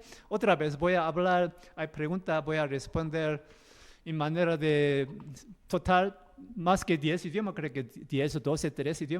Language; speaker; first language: Spanish; non-native, learner; Korean